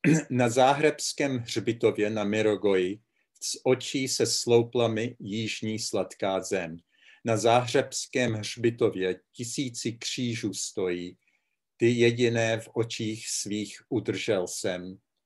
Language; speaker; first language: Czech; early bilingual, heritage; Czech